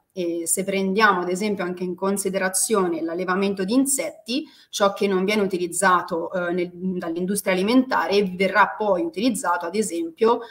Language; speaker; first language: Italian; native; Italian